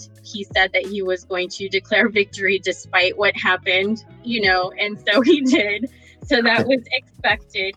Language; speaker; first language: English; native; English